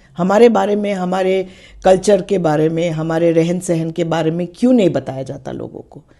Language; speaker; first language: Hindi; non-native, local second language; Khasi